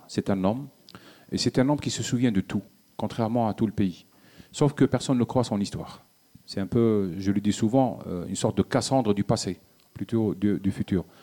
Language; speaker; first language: French; non-native, local second language; Arabic